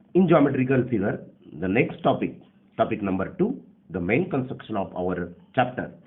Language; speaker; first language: English; non-native, local second language; Marathi